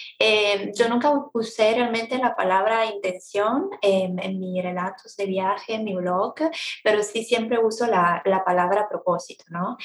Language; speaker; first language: Spanish; non-native, fluent; Italian